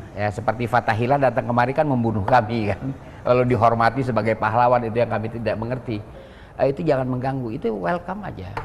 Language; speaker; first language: Indonesian; native; Indonesian